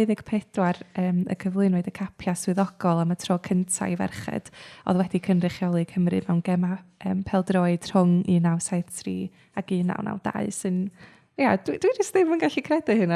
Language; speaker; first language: Welsh; native; Welsh